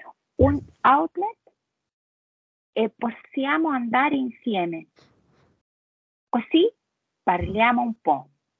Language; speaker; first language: Italian; non-native, learner; Spanish